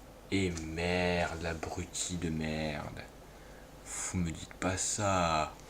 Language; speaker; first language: French; native; French